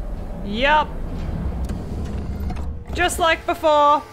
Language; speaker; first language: English; native; English